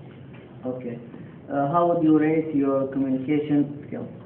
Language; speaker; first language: English; non-native, learner; Arabic